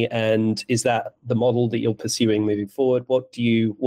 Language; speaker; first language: English; native; English